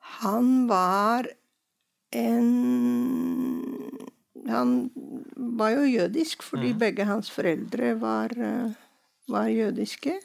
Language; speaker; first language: Norwegian; native; Norwegian